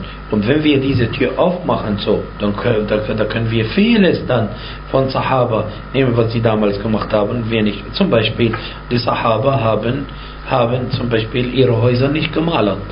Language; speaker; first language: German; non-native, fluent; Arabic